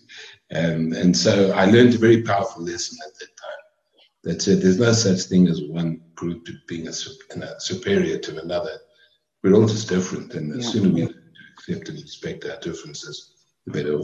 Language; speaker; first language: English; native; English